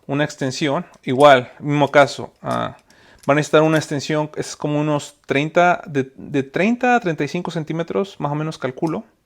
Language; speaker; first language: Spanish; native; Spanish